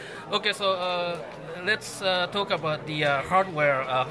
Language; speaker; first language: English; non-native, fluent; Japanese